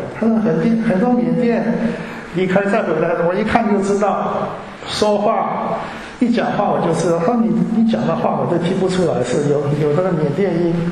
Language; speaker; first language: Chinese; early bilingual, heritage; Chinese